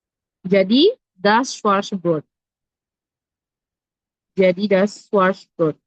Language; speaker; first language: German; non-native, learner; Indonesian